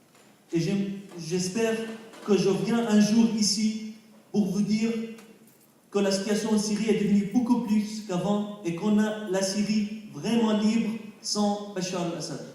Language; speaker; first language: French; non-native, fluent; Arabic